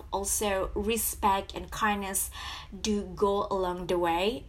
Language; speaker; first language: English; non-native, fluent; Indonesian